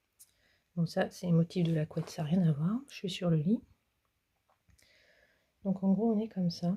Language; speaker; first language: French; native; French